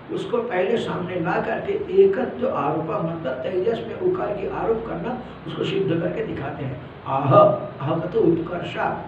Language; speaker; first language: Hindi; non-native, local second language; Malayalam